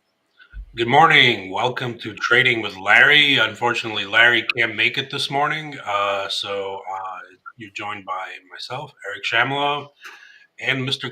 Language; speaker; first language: English; native; English